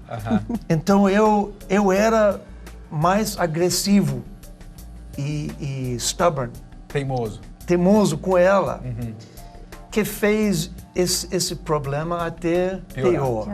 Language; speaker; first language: Portuguese; non-native, learner; English